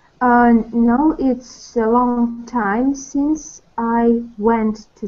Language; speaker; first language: English; non-native, learner; Russian